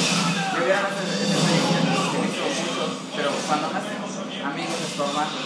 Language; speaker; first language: Spanish; native; Spanish